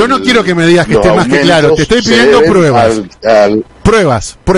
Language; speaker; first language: Spanish; native; Spanish